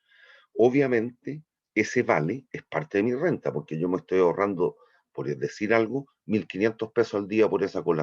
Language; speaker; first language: Spanish; native; Spanish